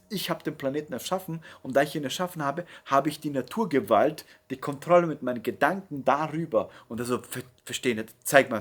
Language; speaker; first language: German; native; German